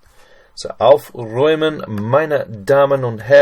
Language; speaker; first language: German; non-native, fluent; English